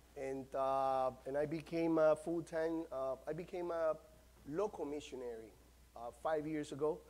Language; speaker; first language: English; non-native, fluent; Spanish